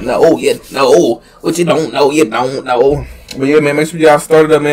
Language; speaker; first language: English; native; English